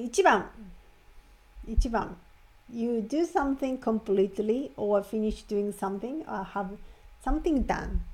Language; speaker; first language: English; non-native, fluent; Japanese